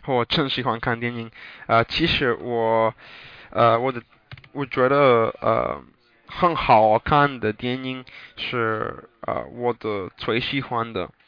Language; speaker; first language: Chinese; non-native, learner; English